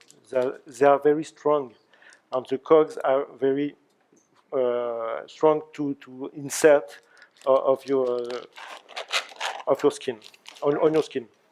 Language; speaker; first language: English; non-native, learner; French